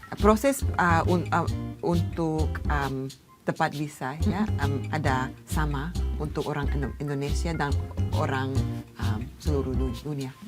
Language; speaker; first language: Indonesian; non-native, learner; English